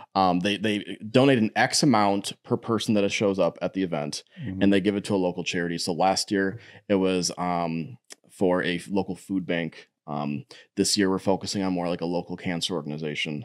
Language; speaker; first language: English; native; English